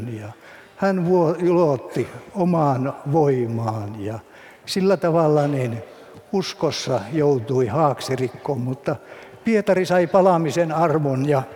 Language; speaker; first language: Finnish; native; Finnish